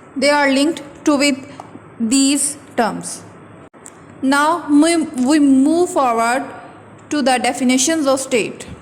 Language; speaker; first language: English; non-native, local second language; Urdu